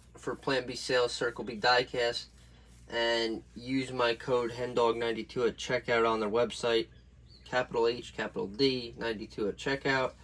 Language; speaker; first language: English; native; English